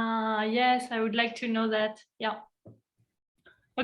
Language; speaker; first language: English; non-native, fluent; French